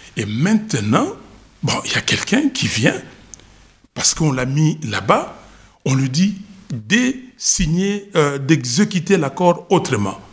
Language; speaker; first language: French; non-native, local second language; Lingala